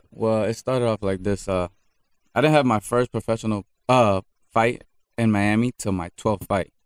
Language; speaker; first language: English; native; English